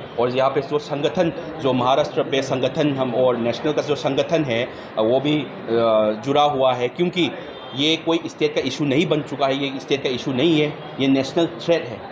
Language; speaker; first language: Hindi; non-native, local second language; Manipuri